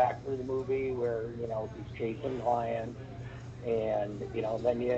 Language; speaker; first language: English; native; English